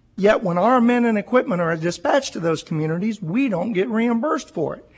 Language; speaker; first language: English; native; English